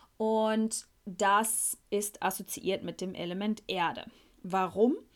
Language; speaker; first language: German; native; German